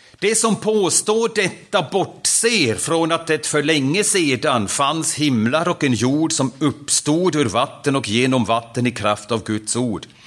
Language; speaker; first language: Swedish; non-native, fluent; German